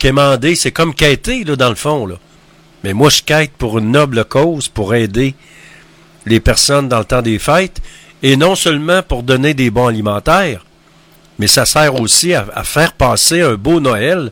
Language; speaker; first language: French; native; French